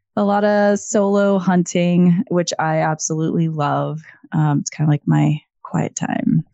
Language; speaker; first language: English; native; English